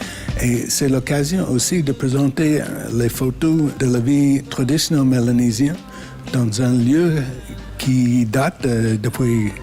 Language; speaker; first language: French; non-native, fluent; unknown